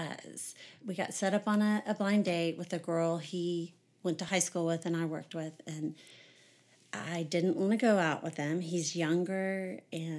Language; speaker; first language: English; native; English